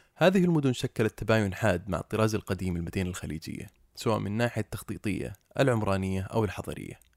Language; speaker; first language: Arabic; native; Arabic